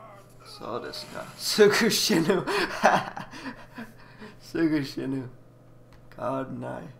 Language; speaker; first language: Japanese; non-native, learner; English